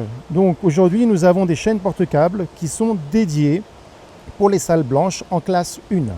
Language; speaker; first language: French; native; French